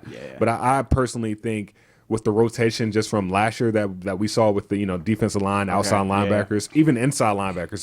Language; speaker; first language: English; native; English